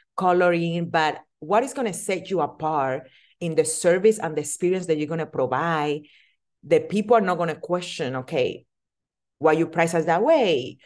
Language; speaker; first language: English; non-native, fluent; Spanish